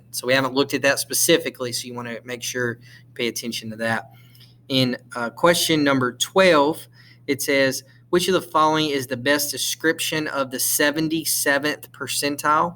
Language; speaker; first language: English; native; English